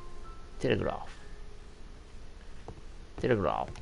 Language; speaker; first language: Japanese; native; Japanese